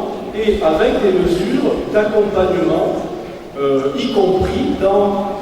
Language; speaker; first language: French; native; French